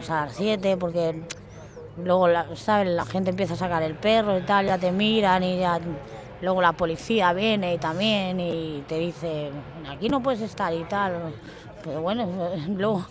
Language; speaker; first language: Spanish; native; Spanish